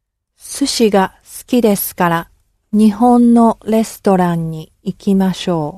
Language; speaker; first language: Japanese; non-native, learner; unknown